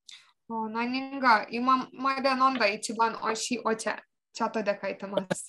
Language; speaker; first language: Japanese; non-native, fluent; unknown